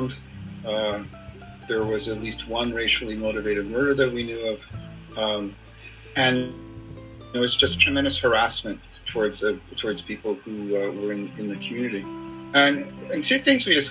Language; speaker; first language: English; native; English